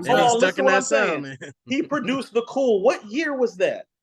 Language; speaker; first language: English; native; English